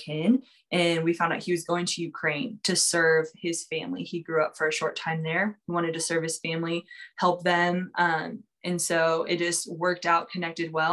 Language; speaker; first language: English; native; English